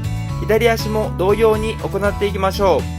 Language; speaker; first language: Japanese; native; Japanese